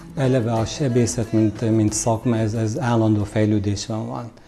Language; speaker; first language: Hungarian; non-native, fluent; Arabic